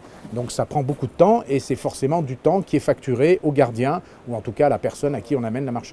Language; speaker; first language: French; native; French